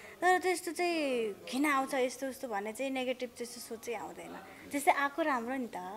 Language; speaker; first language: Nepali; non-native, local second language; Dangaura Tharu